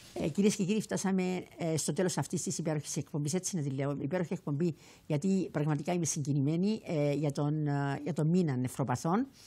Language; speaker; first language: Greek; native; Greek